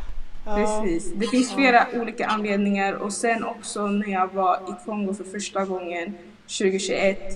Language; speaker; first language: Swedish; early bilingual, other home language; Lingala